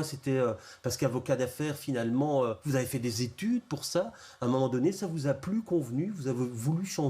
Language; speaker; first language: French; native; French